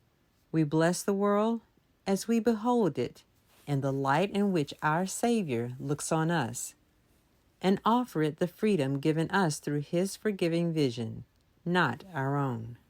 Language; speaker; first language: English; native; English